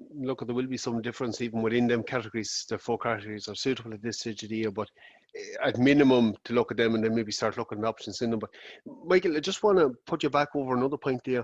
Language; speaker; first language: English; native; English